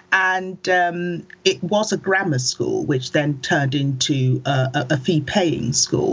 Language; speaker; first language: English; early bilingual, other home language; Akan